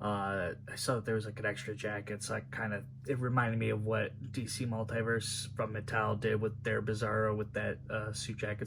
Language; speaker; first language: English; native; English